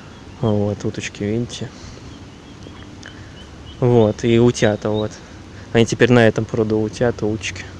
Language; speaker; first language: Russian; native; Russian